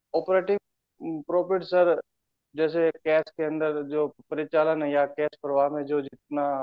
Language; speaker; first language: Hindi; native; Hindi